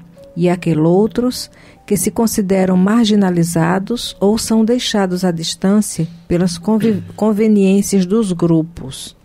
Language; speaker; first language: Portuguese; native; Portuguese